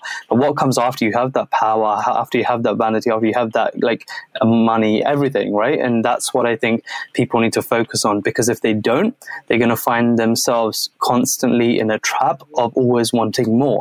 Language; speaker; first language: English; native; English